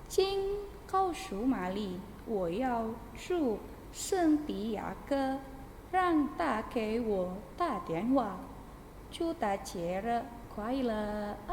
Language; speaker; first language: Chinese; non-native, fluent; Indonesian